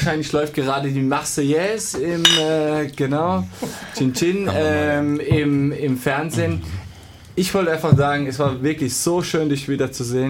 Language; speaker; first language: German; native; German